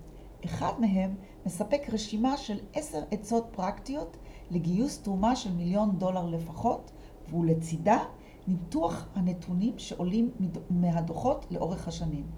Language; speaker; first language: Hebrew; native; Hebrew